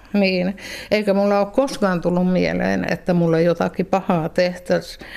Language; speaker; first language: Finnish; native; Finnish